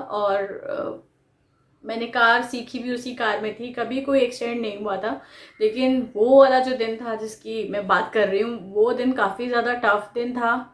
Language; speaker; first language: Hindi; non-native, local second language; Bangla